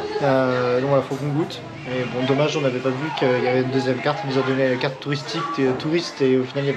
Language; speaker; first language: French; native; French